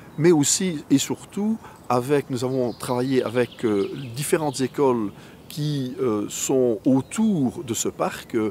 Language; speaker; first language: French; native; French